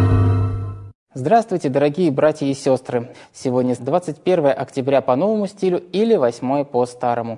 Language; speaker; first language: Russian; native; Russian